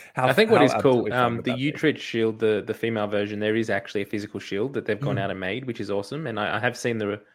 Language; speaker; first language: English; native; English